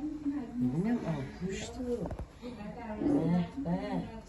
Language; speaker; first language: Persian; native; Persian